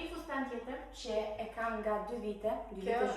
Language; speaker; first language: Albanian; early bilingual, heritage; Albanian